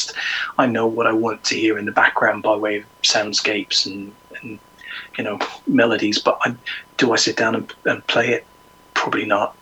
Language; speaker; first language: English; native; English